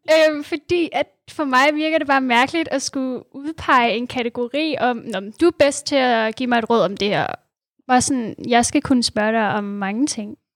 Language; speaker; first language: Danish; native; Danish